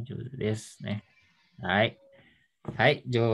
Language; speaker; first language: Japanese; non-native, learner; Indonesian